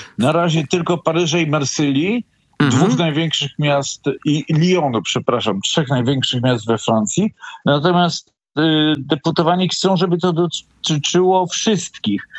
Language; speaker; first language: Polish; native; Polish